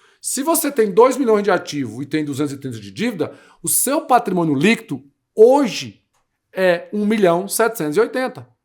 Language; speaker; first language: Portuguese; native; Portuguese